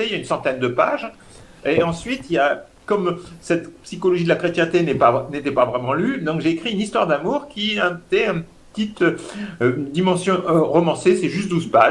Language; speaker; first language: French; native; French